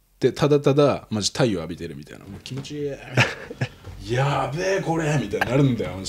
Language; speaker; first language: Japanese; native; Japanese